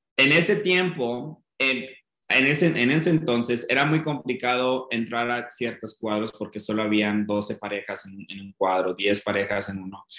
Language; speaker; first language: Spanish; non-native, fluent; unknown